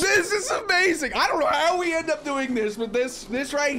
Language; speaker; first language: English; native; English